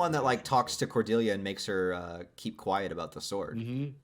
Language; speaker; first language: English; native; English